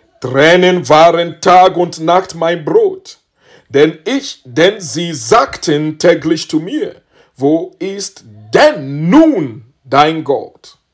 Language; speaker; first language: German; non-native, learner; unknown